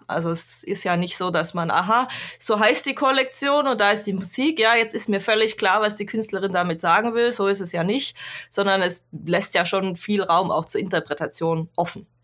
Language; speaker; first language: German; native; German